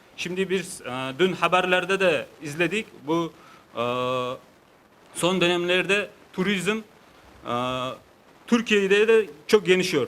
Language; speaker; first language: Turkish; non-native, learner; Uzbek